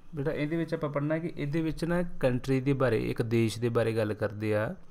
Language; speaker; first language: Hindi; non-native, local second language; Punjabi